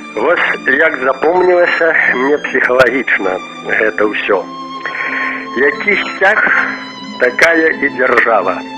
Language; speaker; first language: Belarusian; native; Belarusian